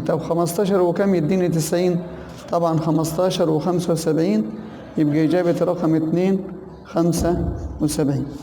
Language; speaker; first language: Arabic; native; Arabic